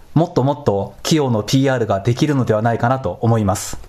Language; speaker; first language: Japanese; native; Japanese